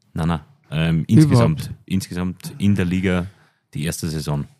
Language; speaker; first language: German; native; German